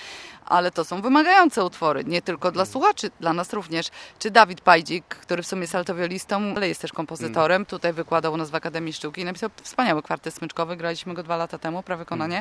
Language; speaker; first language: Polish; native; Polish